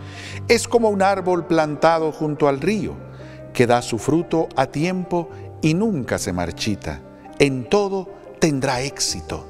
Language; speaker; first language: Spanish; native; Spanish